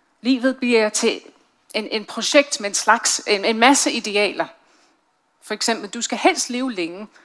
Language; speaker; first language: Danish; non-native, fluent; English